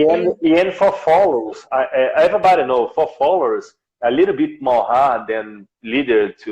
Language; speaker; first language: English; non-native, learner; Portuguese